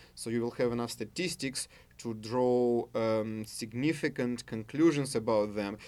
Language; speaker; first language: English; non-native, fluent; Russian